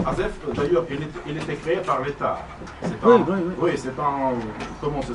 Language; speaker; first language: French; non-native, learner; Russian